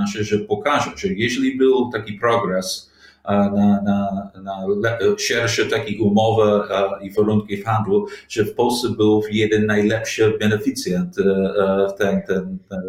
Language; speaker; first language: Polish; non-native, learner; English